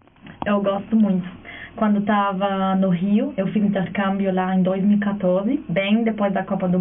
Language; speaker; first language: Portuguese; non-native, fluent; German